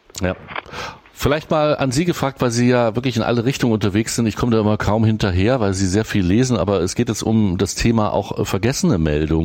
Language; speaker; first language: German; native; German